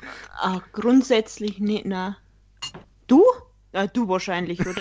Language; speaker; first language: German; native; German